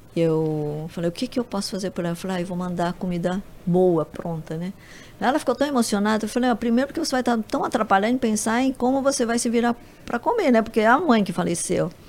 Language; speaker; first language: Portuguese; early bilingual, other home language; Japanese